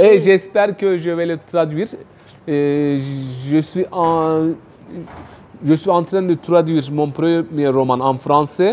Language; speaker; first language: French; non-native, fluent; Turkish